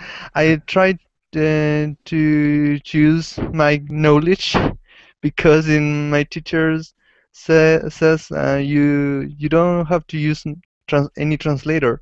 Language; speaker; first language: English; non-native, learner; Spanish